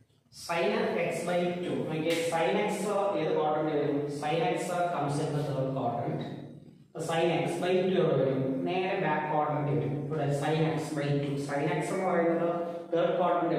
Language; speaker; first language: English; non-native, local second language; Malayalam